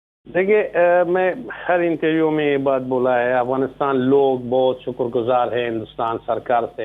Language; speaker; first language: Hindi; non-native, learner; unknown